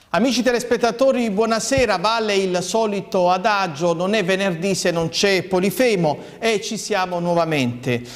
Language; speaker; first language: Italian; native; Italian